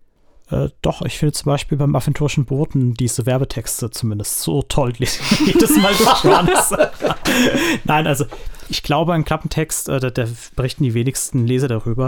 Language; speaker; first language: German; native; German